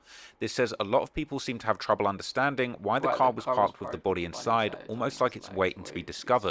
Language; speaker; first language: English; native; English